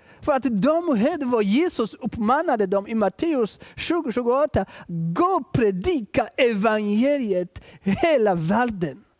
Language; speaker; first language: Swedish; non-native, fluent; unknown